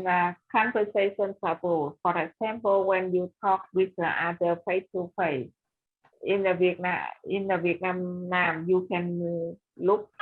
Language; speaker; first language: English; non-native, learner; Vietnamese